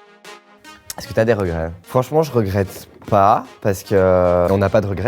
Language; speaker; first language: French; native; French